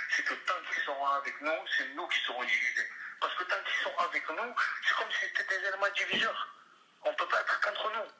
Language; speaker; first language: French; early bilingual, other home language; Kabyle